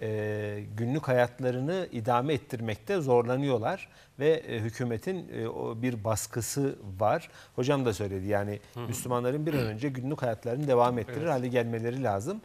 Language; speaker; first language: Turkish; native; Turkish